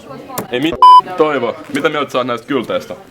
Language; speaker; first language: Finnish; native; Finnish